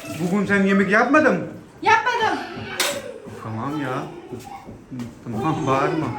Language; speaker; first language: Turkish; non-native, learner; Urdu